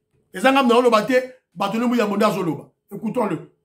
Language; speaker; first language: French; non-native, local second language; Lingala